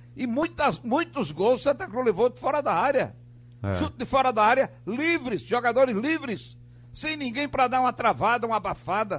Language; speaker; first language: Portuguese; native; Portuguese